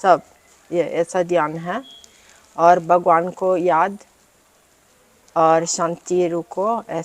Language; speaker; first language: Hindi; non-native, learner; Italian